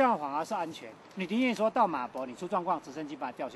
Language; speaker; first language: Chinese; native; Chinese